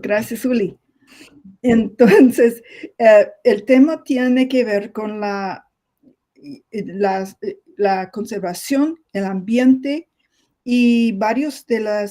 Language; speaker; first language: Spanish; non-native, fluent; English